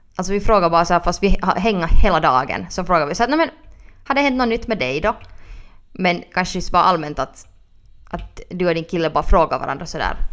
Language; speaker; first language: Swedish; native; Swedish